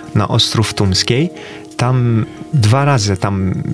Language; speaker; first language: Polish; non-native, fluent; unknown